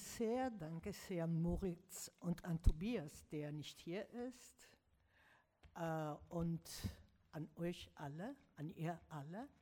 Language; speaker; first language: German; non-native, fluent; Italian